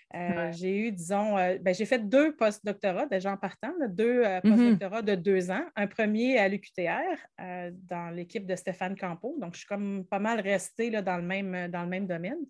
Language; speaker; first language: French; native; French